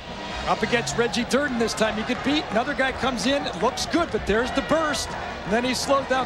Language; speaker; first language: English; native; English